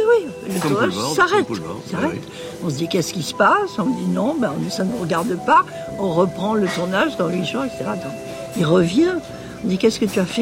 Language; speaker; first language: French; native; French